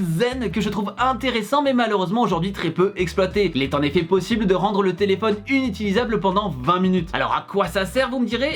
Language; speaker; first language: French; native; French